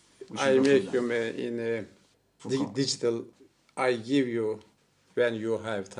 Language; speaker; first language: English; non-native, learner; Turkish